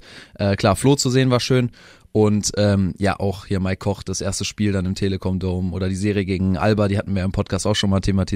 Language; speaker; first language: German; native; German